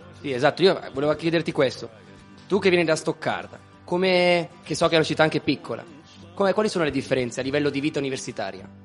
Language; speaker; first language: Italian; native; Italian